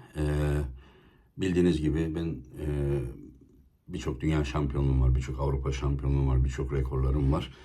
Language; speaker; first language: Turkish; native; Turkish